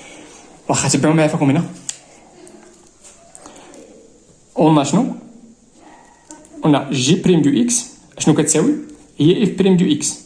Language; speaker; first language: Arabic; native; Arabic